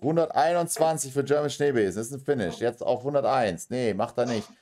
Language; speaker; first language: German; native; German